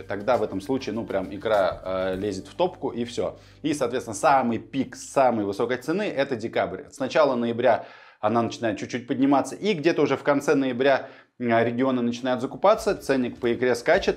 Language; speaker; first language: Russian; native; Russian